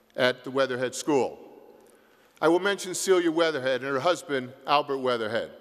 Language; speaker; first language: English; native; English